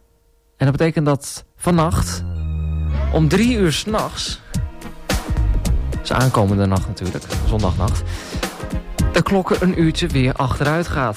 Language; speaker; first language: Dutch; native; Dutch